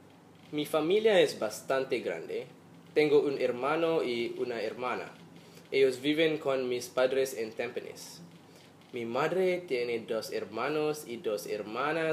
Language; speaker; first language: Spanish; non-native, learner; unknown